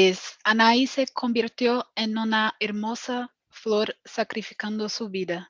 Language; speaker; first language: Spanish; non-native, fluent; Portuguese